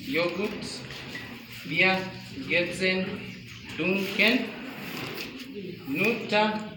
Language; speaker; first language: German; non-native, learner; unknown